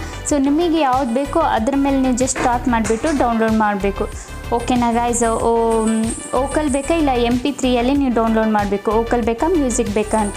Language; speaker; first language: Kannada; native; Kannada